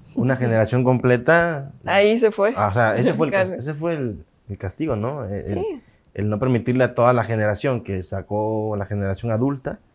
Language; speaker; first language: Spanish; native; Spanish